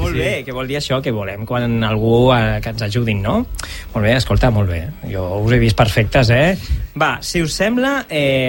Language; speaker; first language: Catalan; native; Catalan